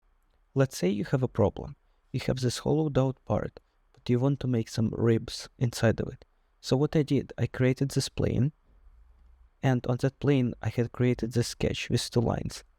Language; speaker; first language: English; non-native, fluent; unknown